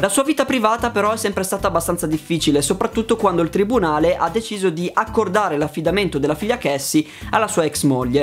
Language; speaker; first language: Italian; native; Italian